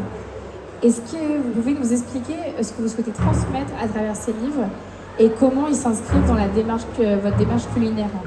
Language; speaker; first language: French; native; French